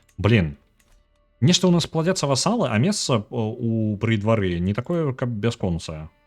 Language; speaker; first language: Belarusian; non-native, local second language; Russian